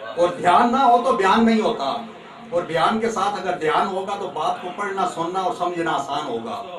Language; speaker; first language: Urdu; non-native, local second language; Punjabi